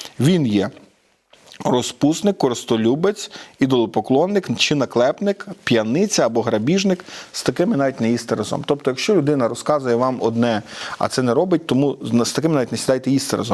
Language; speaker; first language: Ukrainian; native; Ukrainian